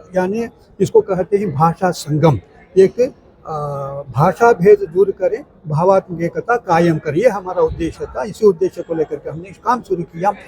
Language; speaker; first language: Hindi; non-native, local second language; Tamil